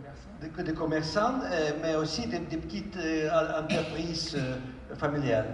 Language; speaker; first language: French; non-native, fluent; Russian